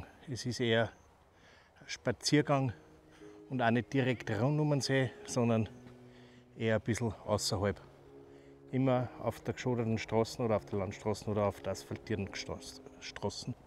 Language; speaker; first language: German; native; German